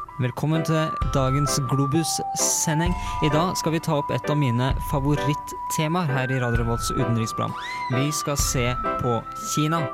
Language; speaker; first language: Norwegian; native; Norwegian